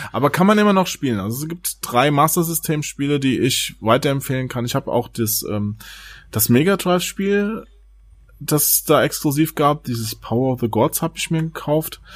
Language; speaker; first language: German; native; German